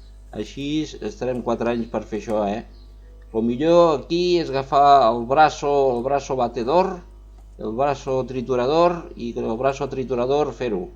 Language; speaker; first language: Catalan; non-native, local second language; Spanish